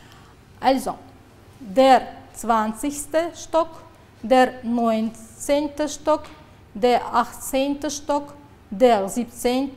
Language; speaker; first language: German; non-native, fluent; Uzbek